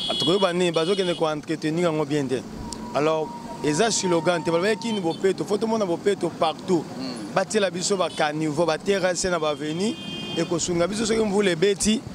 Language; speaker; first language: Lingala; native; Lingala